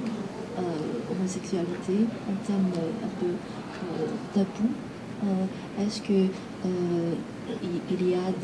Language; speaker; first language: French; non-native, fluent; Chinese